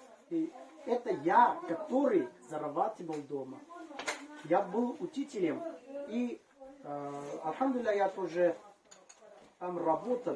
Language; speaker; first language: Russian; non-native, learner; Manipuri